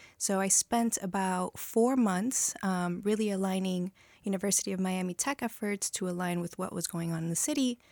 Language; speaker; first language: English; early bilingual, other home language; Spanish